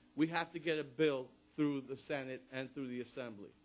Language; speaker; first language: English; early bilingual, other home language; Spanish